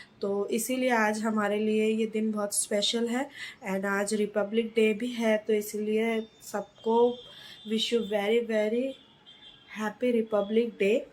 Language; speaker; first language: Hindi; non-native, local second language; Bangla